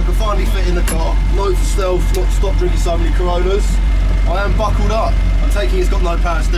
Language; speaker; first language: English; native; English